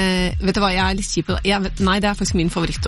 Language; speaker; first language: Norwegian; native; Norwegian